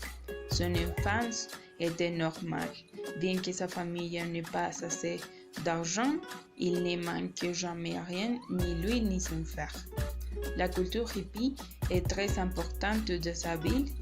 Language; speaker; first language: French; non-native, learner; Spanish